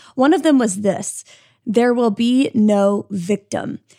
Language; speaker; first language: English; native; English